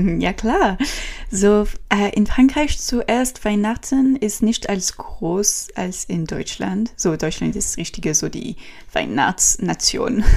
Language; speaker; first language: German; non-native, learner; French